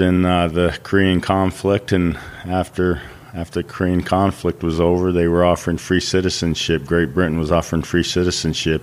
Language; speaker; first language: English; native; English